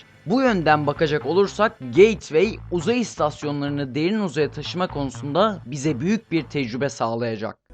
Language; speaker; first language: Turkish; native; Turkish